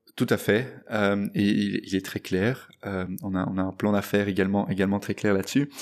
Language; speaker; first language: French; native; French